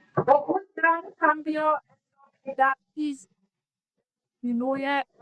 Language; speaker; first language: Spanish; non-native, learner; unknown